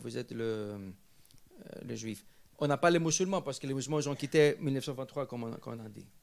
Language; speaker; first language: French; non-native, fluent; Greek